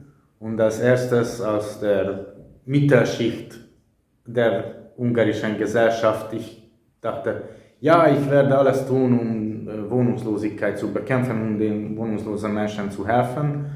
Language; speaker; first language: German; non-native, fluent; Hungarian